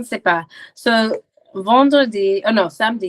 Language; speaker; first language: French; non-native, learner; English